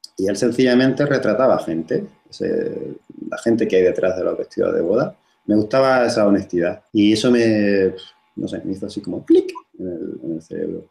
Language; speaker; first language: Spanish; native; Spanish